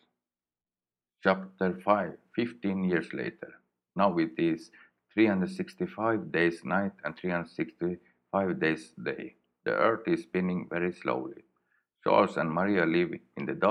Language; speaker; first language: English; non-native, learner; Swedish